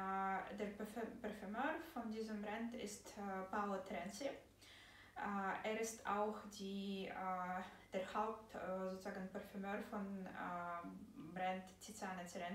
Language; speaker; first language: German; non-native, fluent; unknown